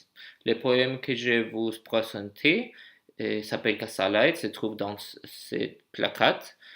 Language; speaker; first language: French; non-native, learner; English